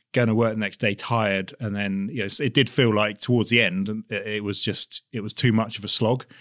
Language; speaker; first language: English; native; English